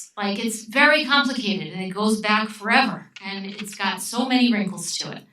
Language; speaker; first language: English; early bilingual, other home language; Romanian